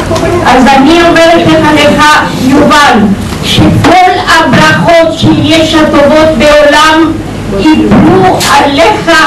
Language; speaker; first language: Hebrew; non-native, fluent; Spanish